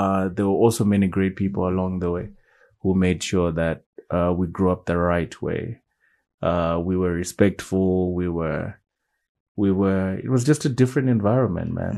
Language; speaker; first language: English; non-native, local second language; Shona